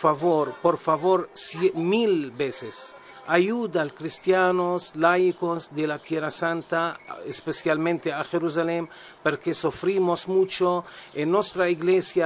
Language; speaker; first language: Spanish; non-native, learner; Arabic